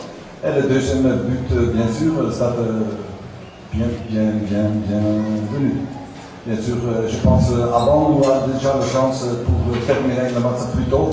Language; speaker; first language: French; non-native, learner; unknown